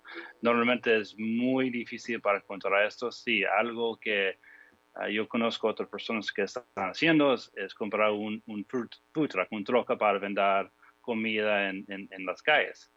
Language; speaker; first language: Spanish; non-native, fluent; English